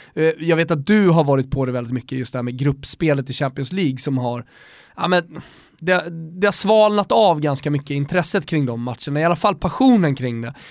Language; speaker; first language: Swedish; native; Swedish